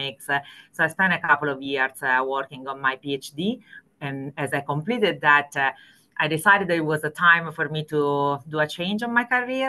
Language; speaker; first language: English; non-native, fluent; Italian